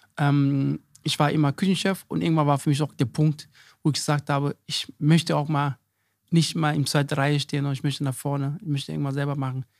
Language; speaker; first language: German; early bilingual, other home language; Akan